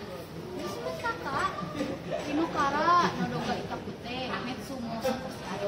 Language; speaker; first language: Japanese; non-native, learner; Indonesian